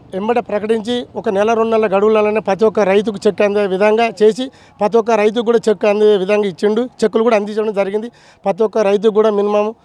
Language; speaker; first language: Telugu; native; Telugu